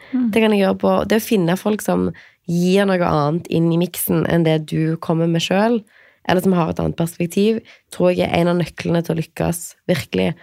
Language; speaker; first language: Norwegian; native; Norwegian